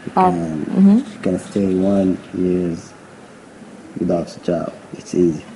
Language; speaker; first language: English; non-native, learner; Arabic